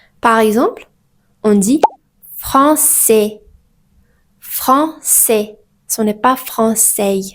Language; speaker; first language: French; native; French